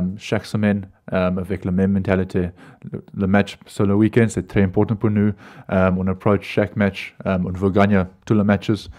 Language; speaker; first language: French; non-native, learner; English